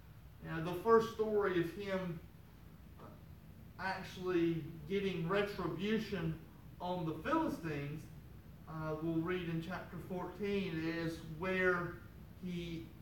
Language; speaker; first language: English; native; English